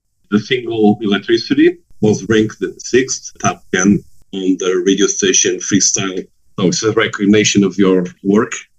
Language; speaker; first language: English; non-native, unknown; Portuguese